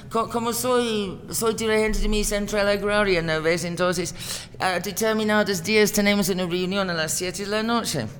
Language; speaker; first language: Spanish; non-native, fluent; English